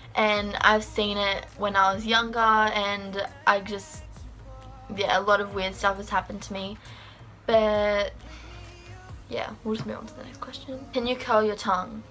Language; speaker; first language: English; native; English